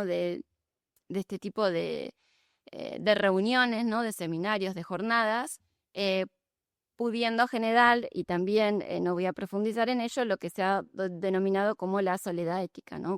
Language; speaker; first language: Spanish; native; Spanish